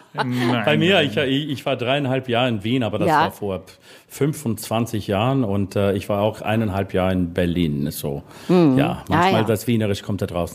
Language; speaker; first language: German; non-native, fluent; English